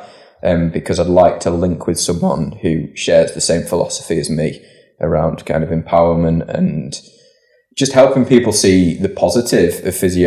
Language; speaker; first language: English; native; English